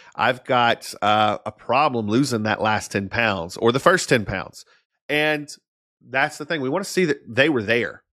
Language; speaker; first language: English; native; English